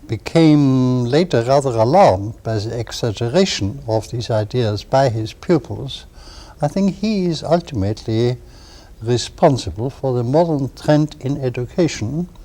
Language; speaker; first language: English; non-native, fluent; German